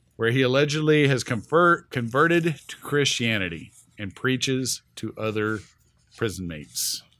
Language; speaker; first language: English; native; English